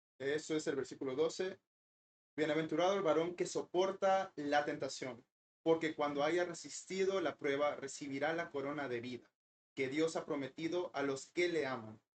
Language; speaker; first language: Spanish; early bilingual, heritage; Spanish